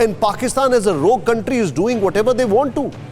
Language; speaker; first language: Hindi; native; Hindi